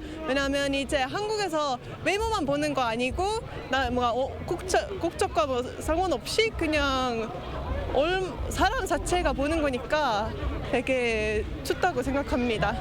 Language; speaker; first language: Korean; non-native, fluent; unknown